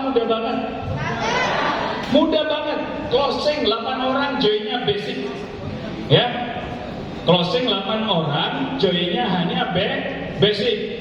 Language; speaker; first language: Indonesian; native; Indonesian